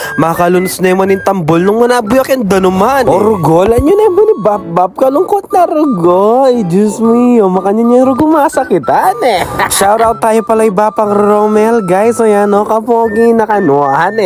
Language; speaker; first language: Filipino; non-native, local second language; Pampanga